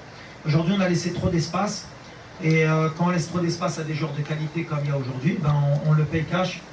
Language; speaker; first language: French; native; French